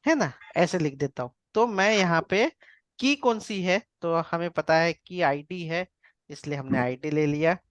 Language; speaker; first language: Hindi; non-native, local second language; Marathi